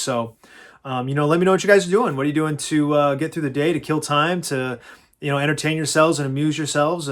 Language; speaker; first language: English; native; English